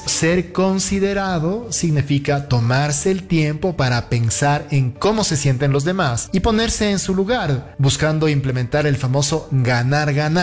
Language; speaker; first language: Spanish; native; Spanish